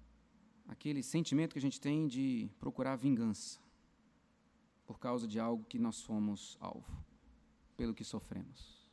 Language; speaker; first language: Portuguese; native; Portuguese